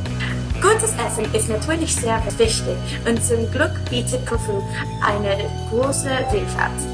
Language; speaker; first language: German; non-native, learner; English